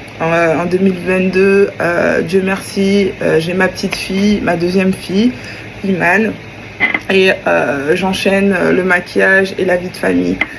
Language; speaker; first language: French; native; French